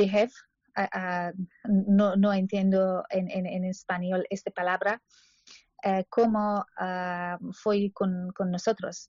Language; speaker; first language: Spanish; non-native, learner; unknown